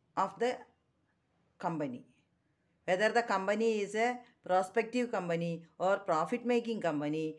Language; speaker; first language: English; non-native, local second language; Tamil